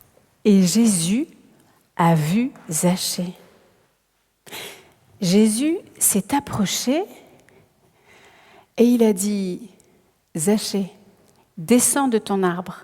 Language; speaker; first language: French; native; French